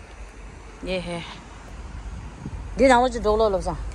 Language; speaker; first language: Hindi; non-native, local second language; Tibetan